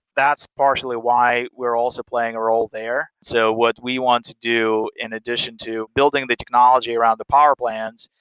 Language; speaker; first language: English; non-native, fluent; Russian